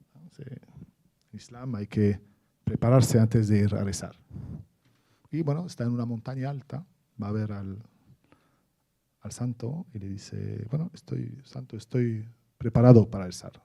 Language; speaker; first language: Spanish; non-native, fluent; Arabic